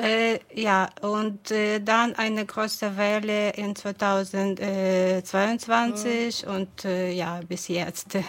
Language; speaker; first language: German; non-native, fluent; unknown